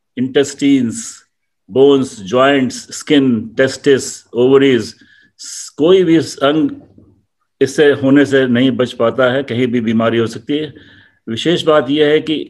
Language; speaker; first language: Hindi; native; Hindi